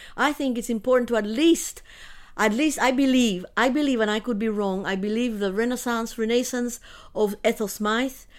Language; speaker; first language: English; early bilingual, other home language; Spanish